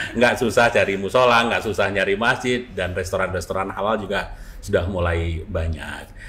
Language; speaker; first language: Indonesian; native; Indonesian